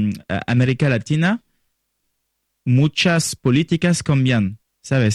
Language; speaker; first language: Spanish; non-native, learner; French